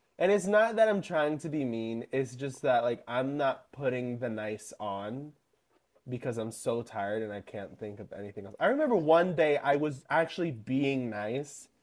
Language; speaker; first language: English; native; English